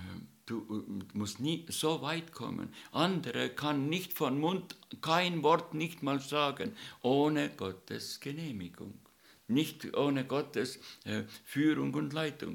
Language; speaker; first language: German; non-native, learner; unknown